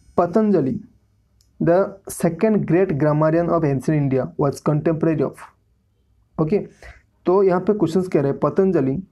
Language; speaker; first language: Hindi; native; Hindi